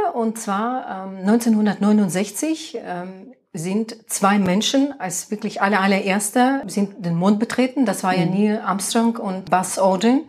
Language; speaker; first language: German; non-native, fluent; Russian